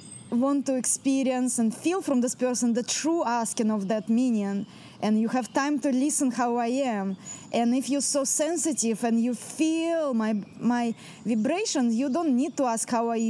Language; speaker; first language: English; non-native, fluent; Russian